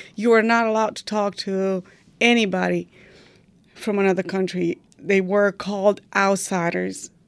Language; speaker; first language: English; non-native, fluent; Romanian